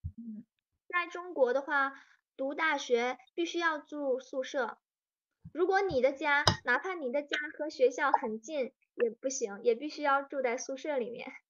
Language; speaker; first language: Chinese; native; Chinese